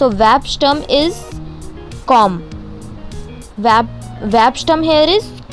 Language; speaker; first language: German; non-native, fluent; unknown